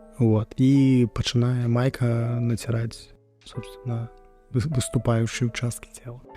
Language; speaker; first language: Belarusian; non-native, local second language; Russian